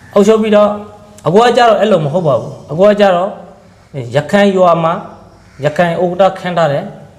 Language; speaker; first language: Burmese; non-native, local second language; Rohingya